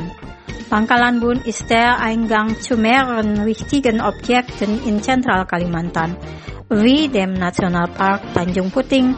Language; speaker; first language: German; non-native, fluent; Indonesian